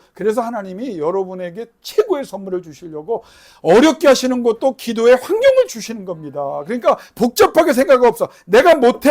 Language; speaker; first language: Korean; native; Korean